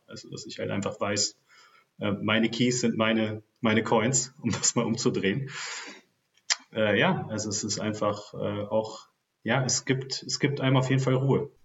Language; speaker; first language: German; native; German